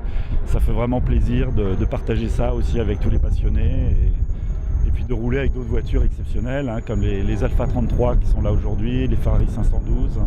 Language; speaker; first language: French; native; French